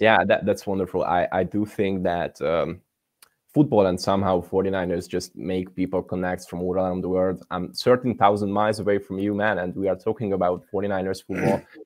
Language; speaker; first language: English; non-native, fluent; Hungarian